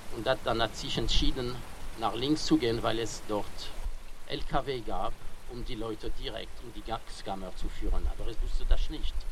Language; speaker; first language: German; non-native, fluent; French